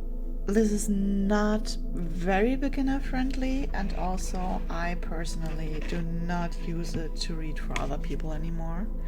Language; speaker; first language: English; non-native, fluent; German